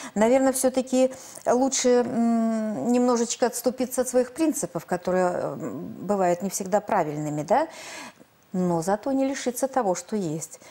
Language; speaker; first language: Russian; native; Russian